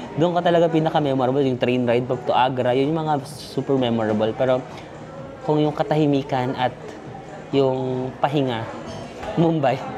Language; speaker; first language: Filipino; non-native, local second language; Cebuano